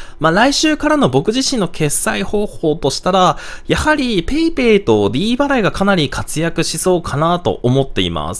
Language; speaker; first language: Japanese; native; Japanese